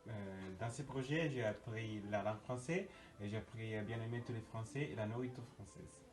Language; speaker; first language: French; non-native, learner; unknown